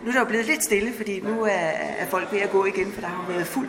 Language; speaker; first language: Danish; native; Danish